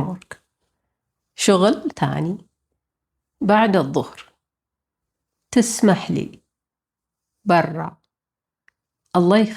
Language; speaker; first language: Arabic; non-native, fluent; Amharic